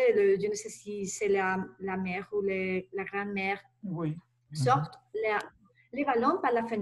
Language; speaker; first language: French; non-native, learner; Spanish